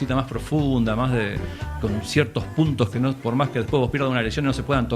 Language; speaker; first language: Spanish; native; Spanish